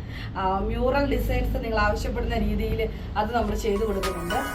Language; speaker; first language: Malayalam; native; Malayalam